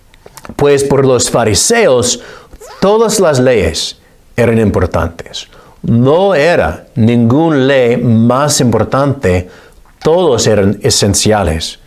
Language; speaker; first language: Spanish; non-native, fluent; English